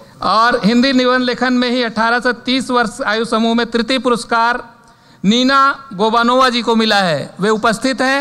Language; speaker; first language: Hindi; native; Hindi